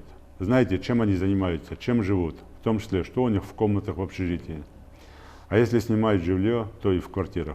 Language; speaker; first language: Russian; non-native, local second language; Ingush